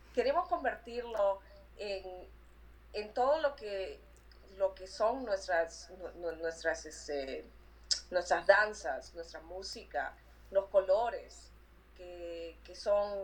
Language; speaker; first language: Spanish; native; Spanish